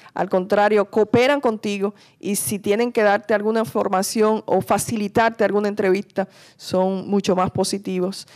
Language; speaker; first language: Spanish; native; Spanish